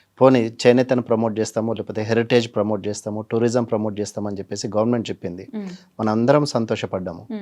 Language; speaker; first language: Telugu; native; Telugu